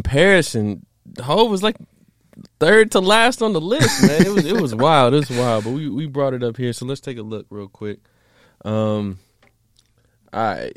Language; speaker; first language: English; native; English